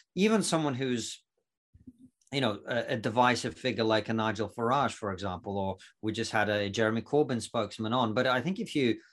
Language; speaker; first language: English; non-native, fluent; Russian